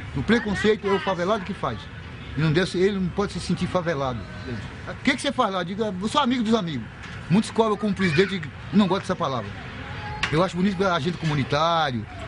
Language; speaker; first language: Portuguese; native; Portuguese